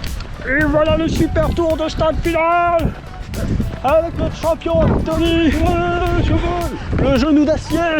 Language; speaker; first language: French; native; French